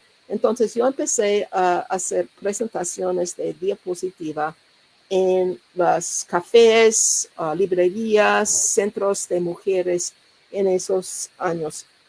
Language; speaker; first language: Spanish; non-native, learner; English